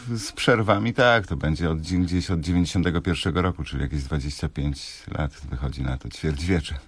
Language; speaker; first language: Polish; native; Polish